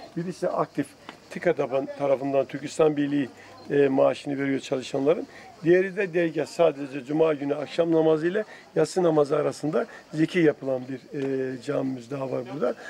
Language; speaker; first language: Turkish; native; Turkish